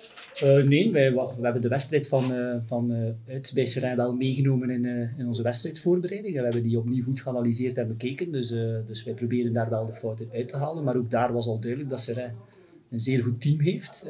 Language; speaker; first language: Dutch; native; Dutch